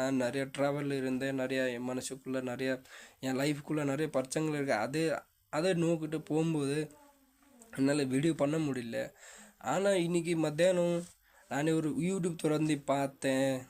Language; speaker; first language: Tamil; non-native, fluent; Nepali